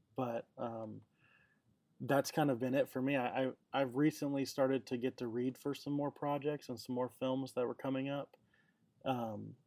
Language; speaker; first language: English; native; English